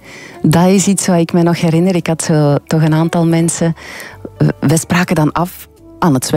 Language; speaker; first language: Dutch; native; Dutch